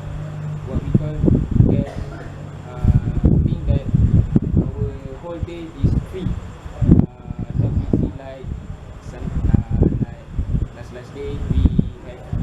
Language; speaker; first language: English; non-native, learner; Malay